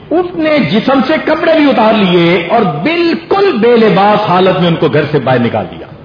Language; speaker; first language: Urdu; non-native, local second language; Punjabi